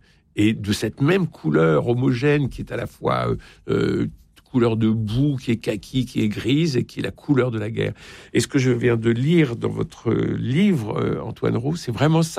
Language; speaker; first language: French; native; French